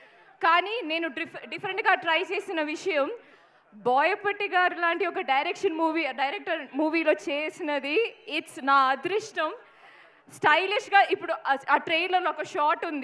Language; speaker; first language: Telugu; non-native, fluent; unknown